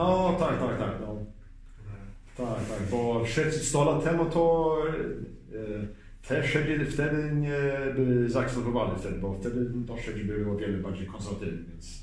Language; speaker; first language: Polish; early bilingual, heritage; Swedish